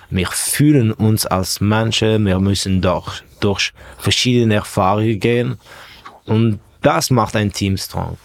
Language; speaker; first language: German; non-native, fluent; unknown